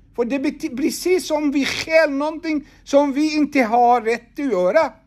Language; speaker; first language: Swedish; non-native, fluent; Arabic